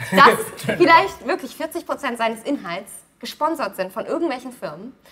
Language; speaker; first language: German; native; German